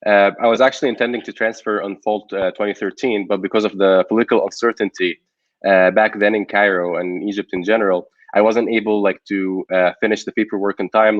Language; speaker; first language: English; non-native, local second language; Arabic